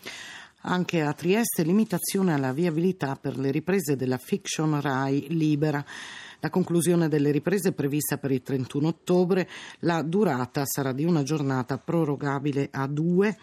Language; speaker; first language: Italian; native; Italian